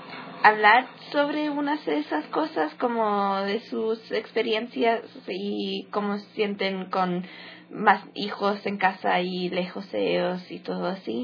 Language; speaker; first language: Spanish; early bilingual, heritage; English